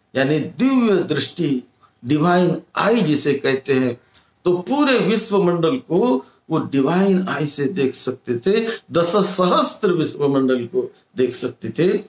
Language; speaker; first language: Hindi; non-native, local second language; Marathi